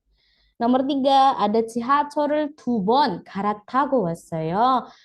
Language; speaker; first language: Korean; non-native, fluent; Indonesian